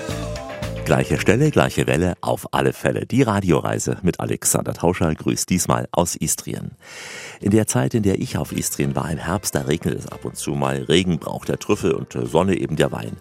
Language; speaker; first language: German; native; German